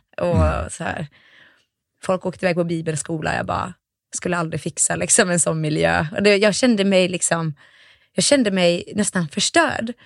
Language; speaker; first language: Swedish; early bilingual, other home language; Finnish